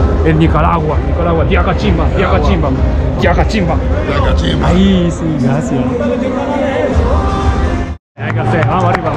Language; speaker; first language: Spanish; non-native, learner; Japanese